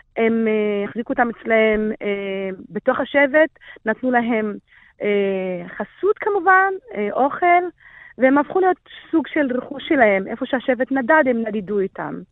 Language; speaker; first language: Hebrew; non-native, local second language; Arabic